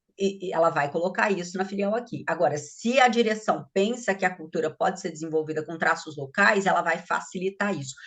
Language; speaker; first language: Portuguese; native; Portuguese